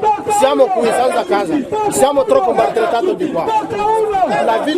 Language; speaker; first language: Italian; non-native, learner; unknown